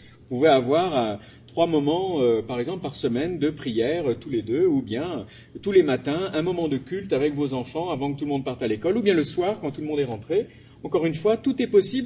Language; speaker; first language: French; native; French